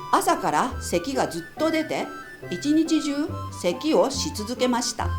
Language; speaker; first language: Japanese; native; Japanese